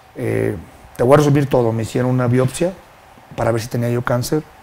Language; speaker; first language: Spanish; native; Spanish